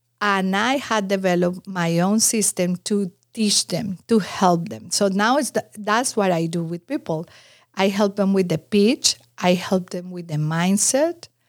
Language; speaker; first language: English; non-native, fluent; Spanish